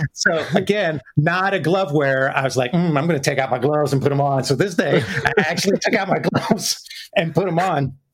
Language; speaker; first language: English; native; English